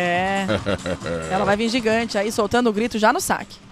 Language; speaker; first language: Portuguese; native; Portuguese